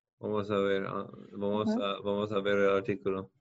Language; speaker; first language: Spanish; non-native, fluent; English